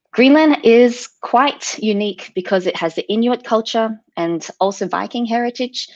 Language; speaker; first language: English; native; English